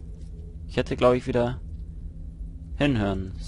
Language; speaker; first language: German; native; German